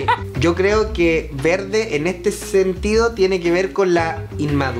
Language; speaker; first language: Spanish; native; Spanish